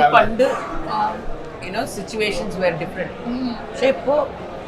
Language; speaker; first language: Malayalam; non-native, fluent; Tamil